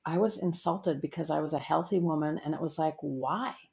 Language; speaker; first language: English; native; English